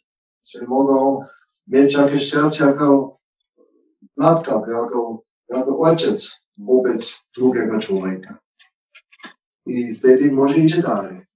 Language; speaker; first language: Polish; non-native, learner; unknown